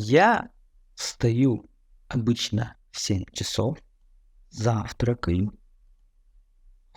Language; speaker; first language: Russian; non-native, fluent; Tajik